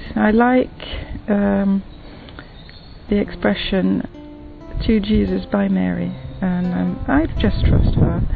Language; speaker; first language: English; non-native, fluent; French